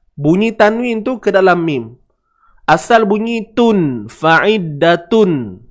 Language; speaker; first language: Malay; native; Malay